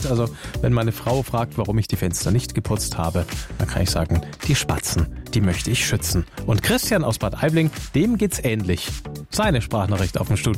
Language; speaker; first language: German; native; German